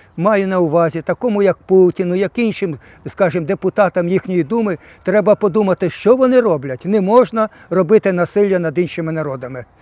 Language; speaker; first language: Ukrainian; non-native, local second language; Russian